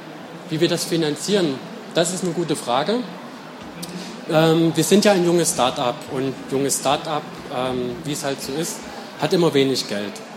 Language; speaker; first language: German; native; German